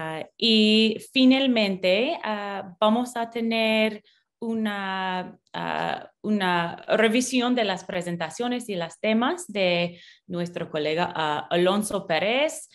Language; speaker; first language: Spanish; non-native, fluent; English